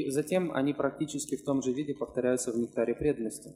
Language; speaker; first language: Russian; native; Russian